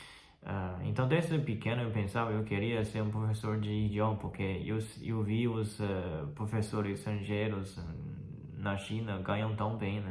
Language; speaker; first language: Portuguese; non-native, fluent; Chinese